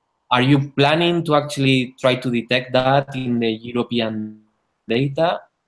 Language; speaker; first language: English; non-native, fluent; Spanish